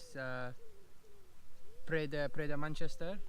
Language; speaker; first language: French; non-native, learner; English